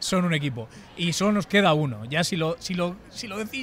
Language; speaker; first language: Spanish; native; Spanish